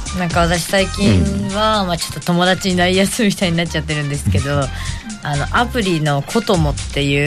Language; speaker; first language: Japanese; native; Japanese